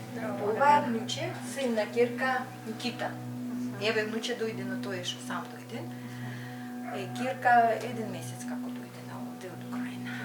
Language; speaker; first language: Macedonian; non-native, learner; Russian